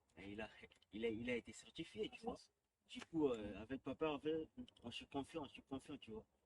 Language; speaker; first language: French; non-native, local second language; Lingala